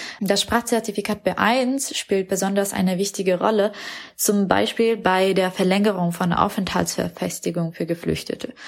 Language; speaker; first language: German; non-native, fluent; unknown